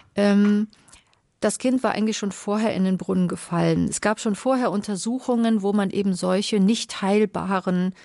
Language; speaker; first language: German; native; German